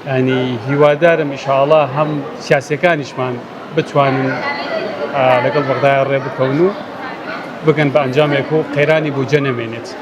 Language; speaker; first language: Central Kurdish; native; Central Kurdish